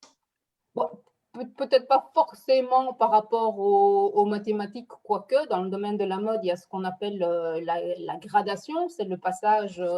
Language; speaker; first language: French; native; French